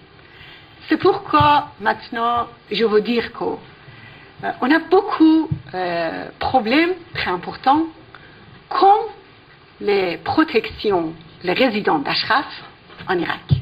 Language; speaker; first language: French; non-native, fluent; Persian